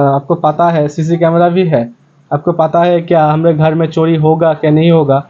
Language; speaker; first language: Hindi; non-native, local second language; Bangla